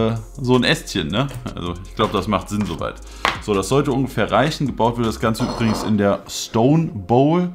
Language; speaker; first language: German; native; German